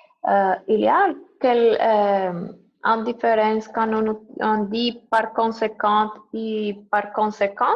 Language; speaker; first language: French; non-native, learner; Spanish